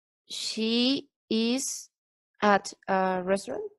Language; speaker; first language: English; non-native, learner; Spanish